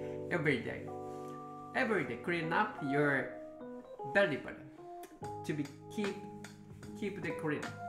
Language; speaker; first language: English; non-native, learner; Japanese